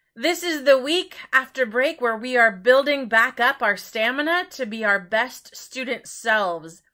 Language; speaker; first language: English; native; English